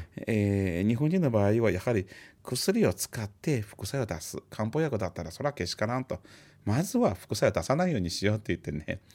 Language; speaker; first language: Japanese; non-native, fluent; Chinese